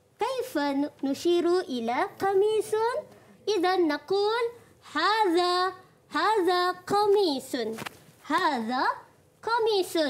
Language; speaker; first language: Arabic; non-native, fluent; Malay